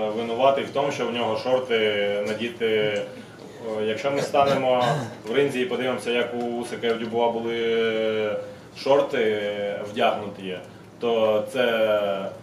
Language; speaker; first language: Ukrainian; native; Ukrainian